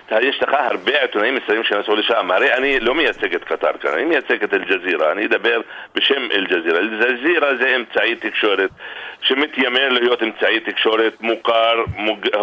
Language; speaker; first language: Hebrew; non-native, local second language; Arabic